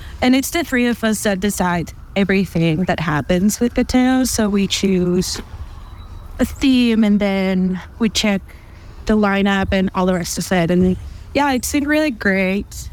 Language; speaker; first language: English; non-native, fluent; Spanish